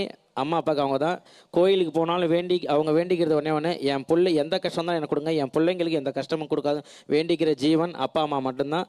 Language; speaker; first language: Tamil; native; Tamil